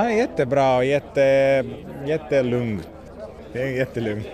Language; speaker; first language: Swedish; non-native, local second language; Finnish